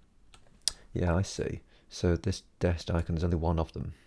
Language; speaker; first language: English; native; English